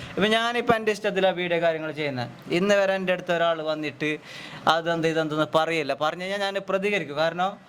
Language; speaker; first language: Malayalam; native; Malayalam